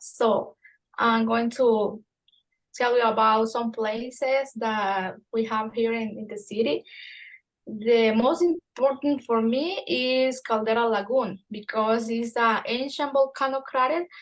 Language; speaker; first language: English; non-native, fluent; Spanish